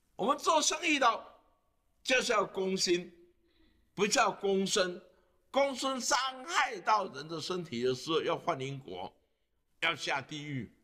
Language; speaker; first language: Chinese; native; Chinese